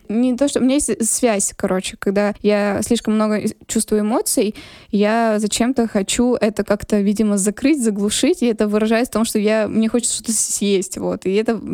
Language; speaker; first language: Russian; non-native, local second language; Lezghian